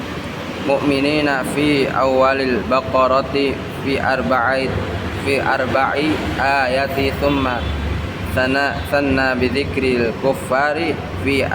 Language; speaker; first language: Arabic; non-native, learner; Indonesian